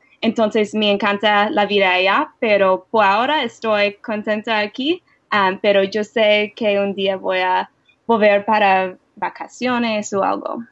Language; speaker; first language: Spanish; non-native, learner; English